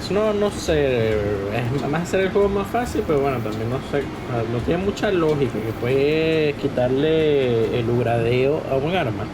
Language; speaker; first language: Spanish; native; Spanish